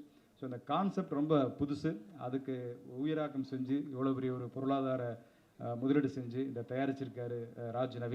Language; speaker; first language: Tamil; native; Tamil